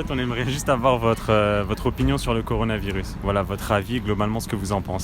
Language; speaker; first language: French; native; French